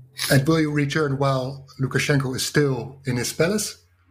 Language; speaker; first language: English; non-native, fluent; Dutch